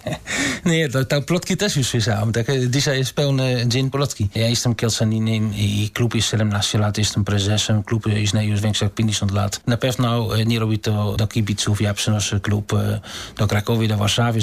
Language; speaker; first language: Polish; non-native, learner; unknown